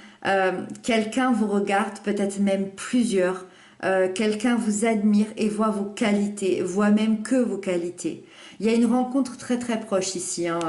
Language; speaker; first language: French; native; French